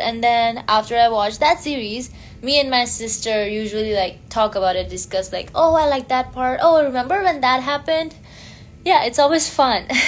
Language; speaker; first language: English; non-native, local second language; Hindi